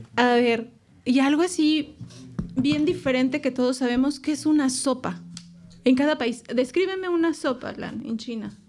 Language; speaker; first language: Spanish; native; Spanish